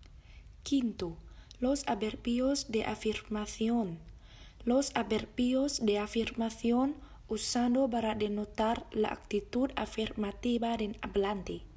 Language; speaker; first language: Spanish; non-native, learner; Vietnamese